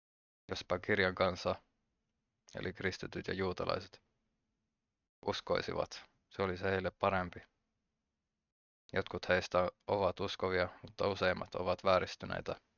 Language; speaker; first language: Finnish; native; Finnish